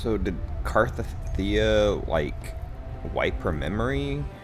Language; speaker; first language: English; native; English